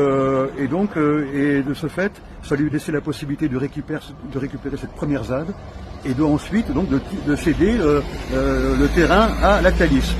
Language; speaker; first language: French; native; French